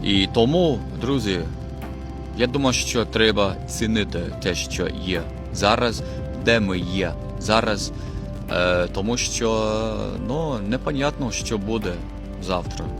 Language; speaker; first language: Ukrainian; non-native, fluent; English